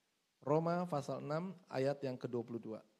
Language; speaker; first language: Indonesian; native; Indonesian